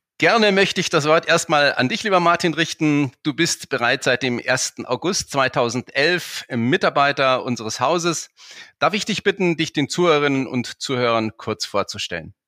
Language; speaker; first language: German; native; German